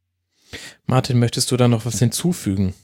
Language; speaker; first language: German; native; German